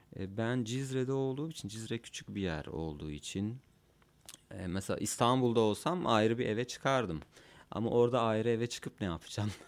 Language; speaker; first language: Turkish; non-native, local second language; Kurdish